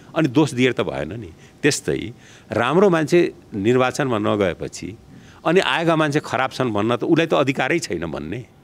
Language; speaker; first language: Nepali; non-native, local second language; Bhojpuri